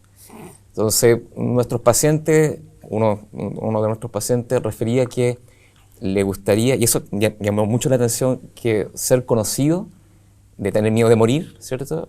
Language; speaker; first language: Spanish; native; Spanish